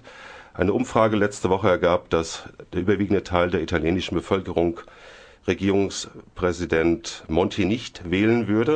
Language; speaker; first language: German; native; German